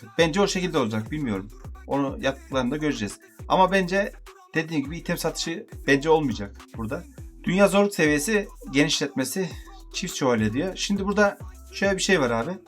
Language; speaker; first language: Turkish; native; Turkish